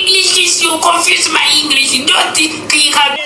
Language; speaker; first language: English; non-native, learner; Oromo